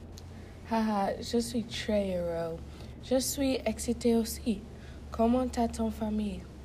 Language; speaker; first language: French; non-native, learner; English